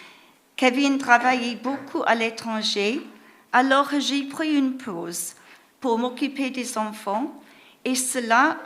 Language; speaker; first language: French; non-native, fluent; English